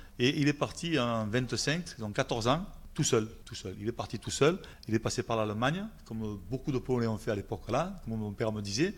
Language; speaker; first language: French; native; French